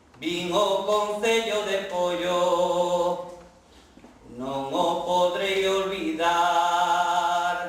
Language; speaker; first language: Galician; native; Galician